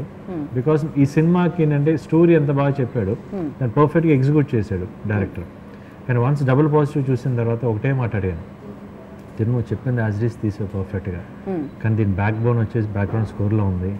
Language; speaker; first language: Telugu; native; Telugu